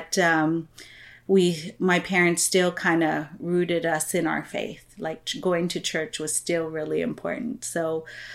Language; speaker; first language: English; non-native, local second language; Filipino